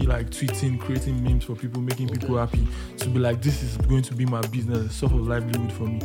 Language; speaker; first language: English; non-native, local second language; Yoruba